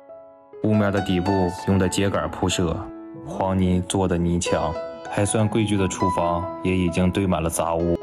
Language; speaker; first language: Chinese; native; Chinese